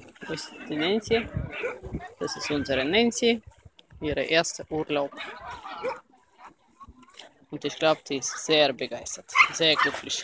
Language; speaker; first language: German; non-native, learner; Russian